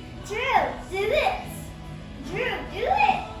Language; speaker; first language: English; native; English